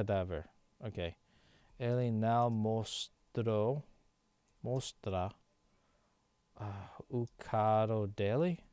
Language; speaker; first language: Portuguese; non-native, learner; English